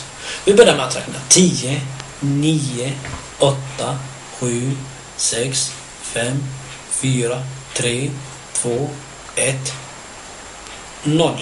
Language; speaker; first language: Swedish; early bilingual, other home language; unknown